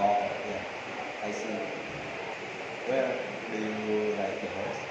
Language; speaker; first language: English; non-native, learner; Indonesian